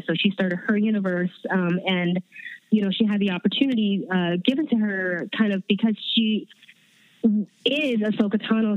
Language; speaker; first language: English; early bilingual, other home language; Chinese